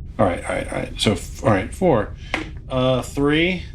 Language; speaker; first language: English; native; English